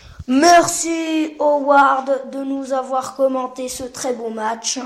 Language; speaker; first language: French; native; French